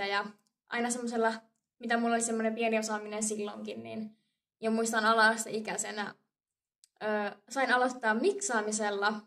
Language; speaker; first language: Finnish; native; Finnish